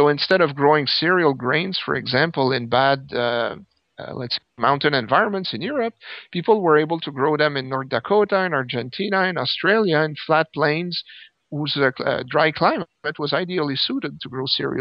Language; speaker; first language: English; native; English